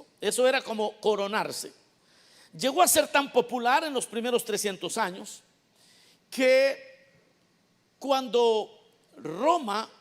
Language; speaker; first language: Spanish; native; Spanish